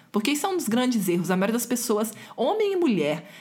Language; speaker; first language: Portuguese; non-native, fluent; German